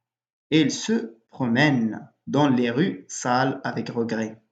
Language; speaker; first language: French; non-native, local second language; Arabic